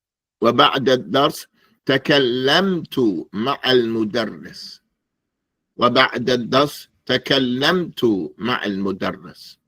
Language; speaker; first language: Arabic; non-native, fluent; English